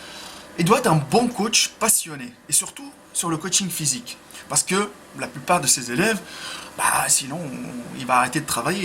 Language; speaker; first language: French; native; French